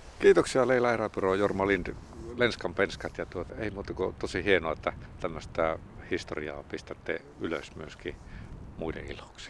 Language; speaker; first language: Finnish; native; Finnish